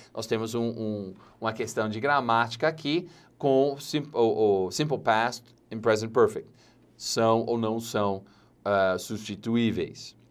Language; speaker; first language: Portuguese; non-native, fluent; English